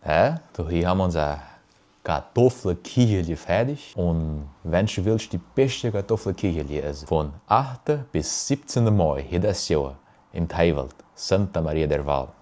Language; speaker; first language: German; early bilingual, heritage; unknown